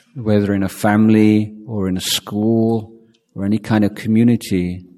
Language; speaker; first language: English; native; English